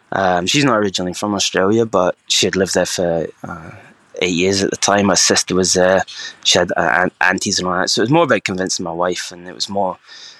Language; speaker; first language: English; native; English